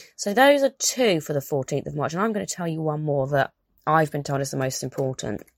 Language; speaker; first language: English; native; English